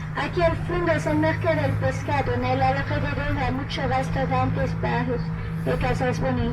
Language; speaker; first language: Spanish; non-native, learner; Portuguese